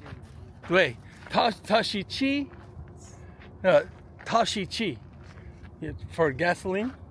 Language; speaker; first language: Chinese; non-native, learner; English